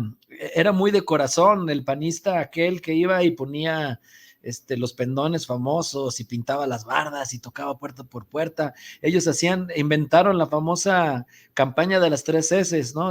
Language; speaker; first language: Spanish; native; Spanish